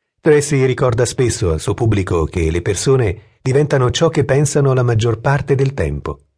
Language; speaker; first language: Italian; native; Italian